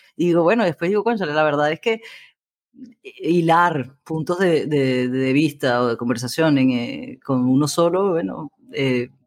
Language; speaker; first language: Spanish; native; Spanish